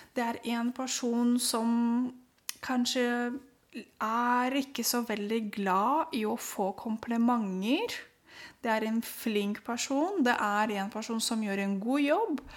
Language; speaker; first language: Norwegian; non-native, fluent; Romanian